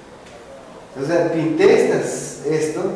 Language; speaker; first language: Spanish; non-native, local second language; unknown